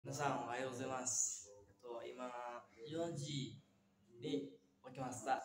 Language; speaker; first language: Japanese; non-native, learner; Indonesian